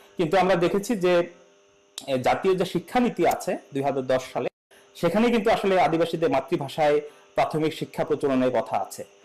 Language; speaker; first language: Bangla; non-native, local second language; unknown